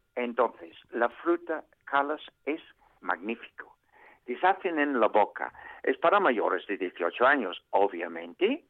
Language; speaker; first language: Spanish; non-native, fluent; English